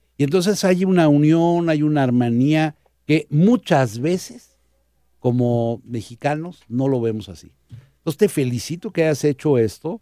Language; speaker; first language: Spanish; native; Spanish